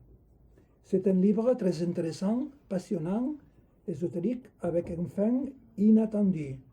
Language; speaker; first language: French; non-native, learner; Catalan